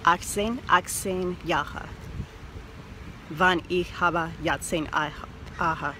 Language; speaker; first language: German; non-native, learner; English